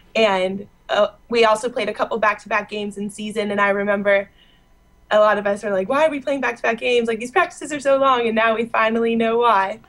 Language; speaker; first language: English; native; English